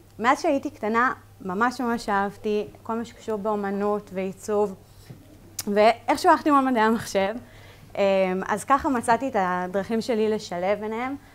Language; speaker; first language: Hebrew; native; Hebrew